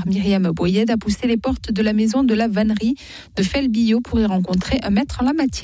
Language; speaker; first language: French; native; French